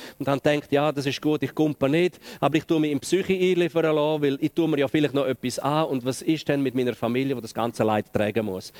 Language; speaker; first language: German; native; German